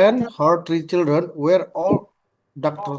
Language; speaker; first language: English; non-native, learner; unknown